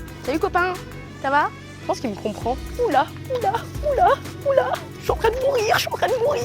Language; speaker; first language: French; native; French